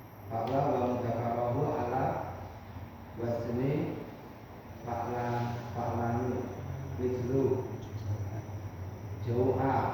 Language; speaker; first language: Arabic; non-native, learner; Indonesian